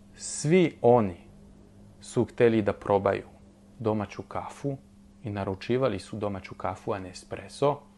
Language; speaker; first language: Bosnian; non-native, fluent; French